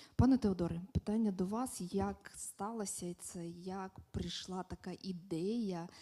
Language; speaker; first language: Ukrainian; native; Ukrainian